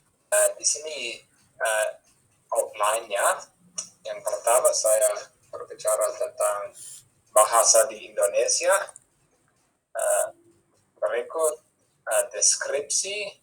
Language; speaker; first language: Indonesian; non-native, fluent; English